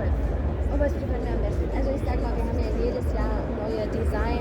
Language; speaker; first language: German; native; German